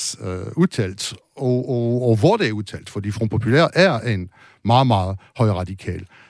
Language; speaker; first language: Danish; non-native, fluent; French